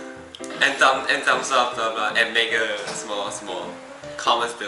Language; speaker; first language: English; non-native, fluent; Chinese